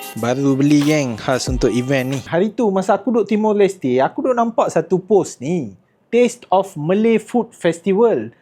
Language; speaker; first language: Malay; native; Malay